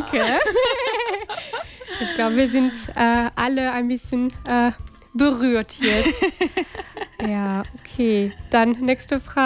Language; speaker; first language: German; non-native, fluent; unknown